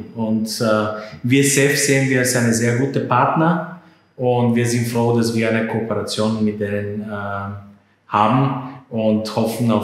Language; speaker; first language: German; non-native, fluent; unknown